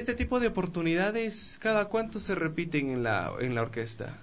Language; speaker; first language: Spanish; native; Spanish